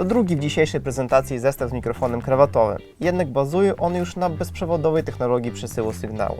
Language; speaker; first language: Polish; native; Polish